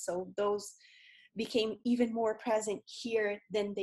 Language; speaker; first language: English; non-native, fluent; Portuguese